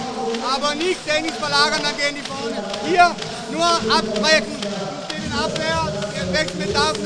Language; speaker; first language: German; non-native, fluent; Danish